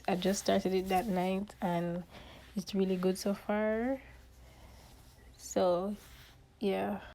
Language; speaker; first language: English; native; English